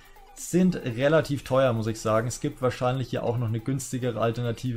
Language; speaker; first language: German; native; German